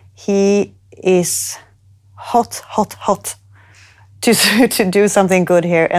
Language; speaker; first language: English; non-native, fluent; Swedish